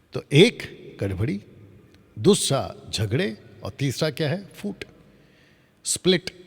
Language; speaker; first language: Hindi; non-native, local second language; Telugu